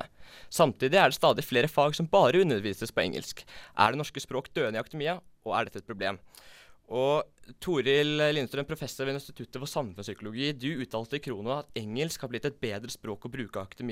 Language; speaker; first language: Norwegian; native; Norwegian